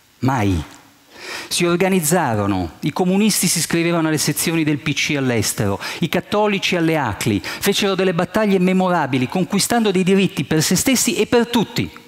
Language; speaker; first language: Italian; early bilingual, heritage; Italian